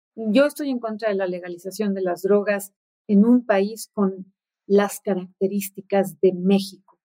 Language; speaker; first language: Spanish; native; Spanish